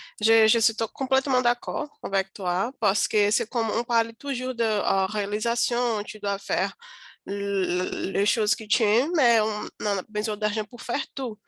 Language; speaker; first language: French; non-native, learner; Portuguese